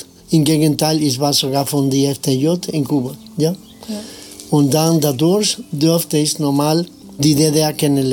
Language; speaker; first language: German; non-native, fluent; Spanish